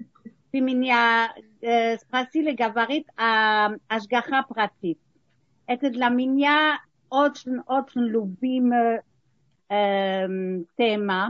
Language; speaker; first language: Russian; early bilingual, heritage; Russian